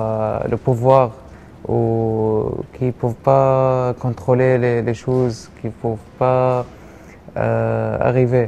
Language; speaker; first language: French; non-native, learner; Arabic